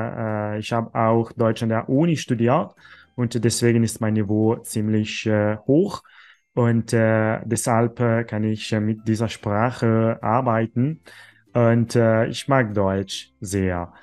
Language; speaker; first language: German; non-native, fluent; Italian